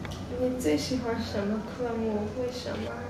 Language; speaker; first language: Chinese; non-native, learner; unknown